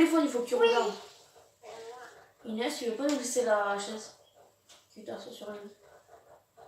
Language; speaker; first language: French; native; French